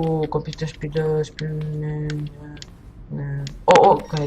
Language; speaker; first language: German; non-native, local second language; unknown